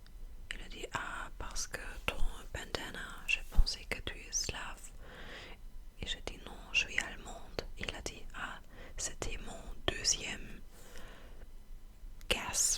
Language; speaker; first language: French; non-native, fluent; German